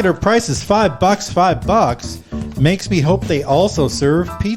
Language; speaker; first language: English; native; English